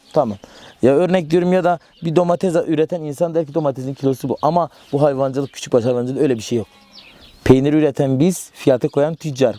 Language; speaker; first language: Turkish; native; Turkish